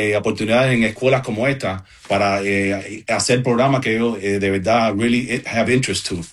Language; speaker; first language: Spanish; early bilingual, heritage; Spanish